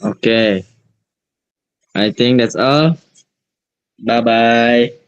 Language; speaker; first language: English; non-native, learner; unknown